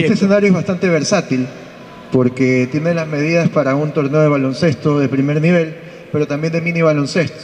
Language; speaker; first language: Spanish; native; Spanish